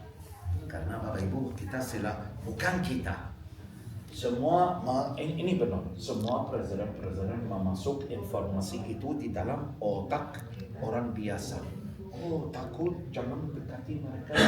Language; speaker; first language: Indonesian; non-native, fluent; Arabic